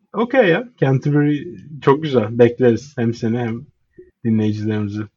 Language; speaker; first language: Turkish; native; Turkish